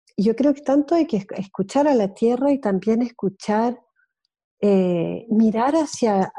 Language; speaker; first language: Spanish; early bilingual, heritage; Spanish